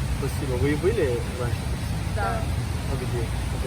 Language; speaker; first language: Russian; non-native, learner; Turkish